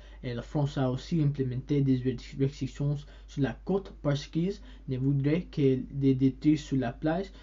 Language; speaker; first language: French; non-native, learner; English